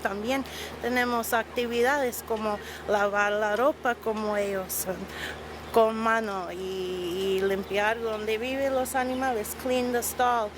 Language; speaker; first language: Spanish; non-native, fluent; English